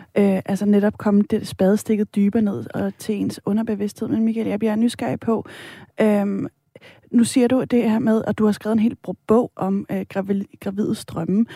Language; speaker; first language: Danish; native; Danish